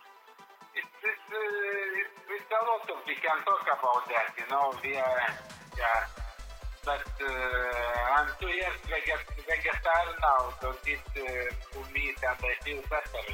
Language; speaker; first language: English; non-native, learner; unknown